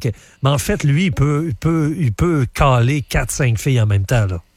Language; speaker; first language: French; native; French